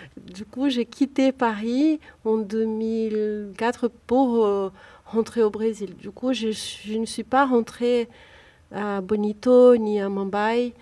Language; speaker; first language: French; non-native, fluent; Portuguese